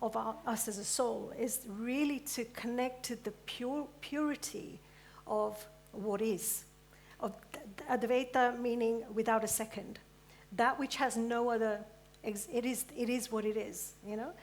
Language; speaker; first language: English; early bilingual, other home language; Gujarati